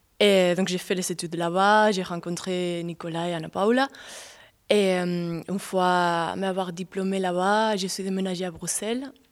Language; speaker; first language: French; non-native, fluent; Spanish